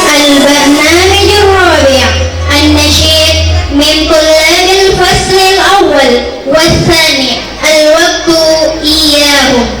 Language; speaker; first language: Arabic; non-native, learner; Indonesian